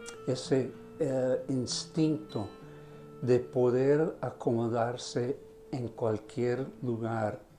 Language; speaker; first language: Spanish; non-native, fluent; German